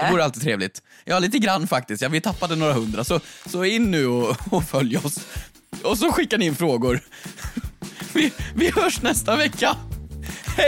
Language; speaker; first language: Swedish; native; Swedish